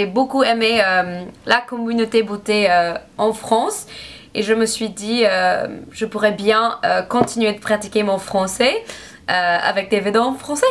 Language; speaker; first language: French; non-native, learner; English